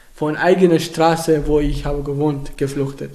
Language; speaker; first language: German; non-native, learner; Arabic